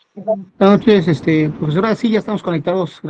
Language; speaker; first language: Spanish; native; Spanish